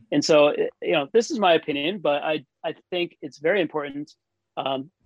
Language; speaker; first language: English; native; English